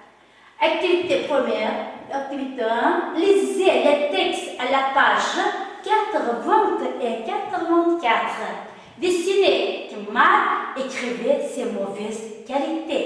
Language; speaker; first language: French; non-native, learner; Uzbek